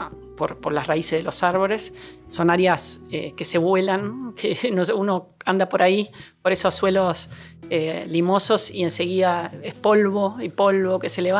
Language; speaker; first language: Spanish; native; Spanish